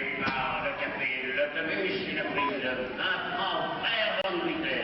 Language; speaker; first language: French; native; French